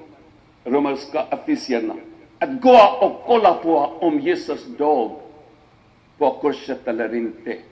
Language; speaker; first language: Swedish; non-native, fluent; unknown